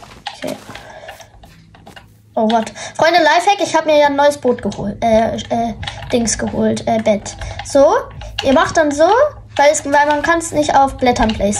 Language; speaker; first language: German; native; German